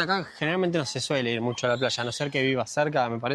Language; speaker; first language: Spanish; native; Spanish